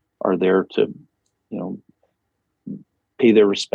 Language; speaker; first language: English; native; English